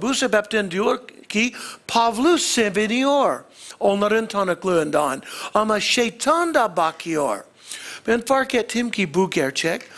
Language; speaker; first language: Turkish; non-native, fluent; English